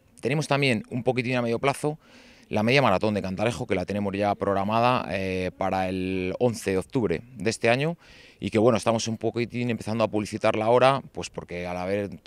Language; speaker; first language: Spanish; native; Spanish